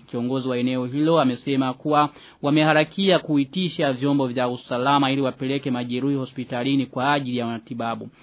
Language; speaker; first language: Swahili; non-native, local second language; Rundi